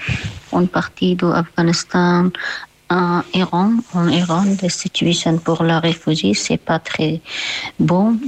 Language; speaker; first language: French; non-native, learner; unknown